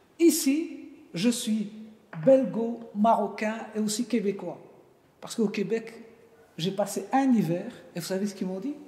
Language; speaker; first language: French; early bilingual, other home language; Arabic